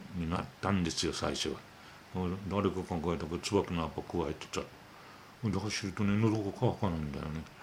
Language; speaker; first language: Japanese; native; Japanese